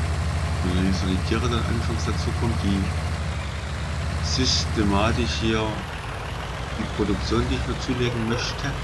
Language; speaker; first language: German; native; German